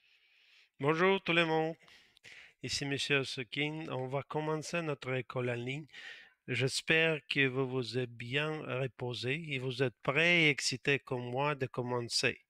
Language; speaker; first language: French; non-native, fluent; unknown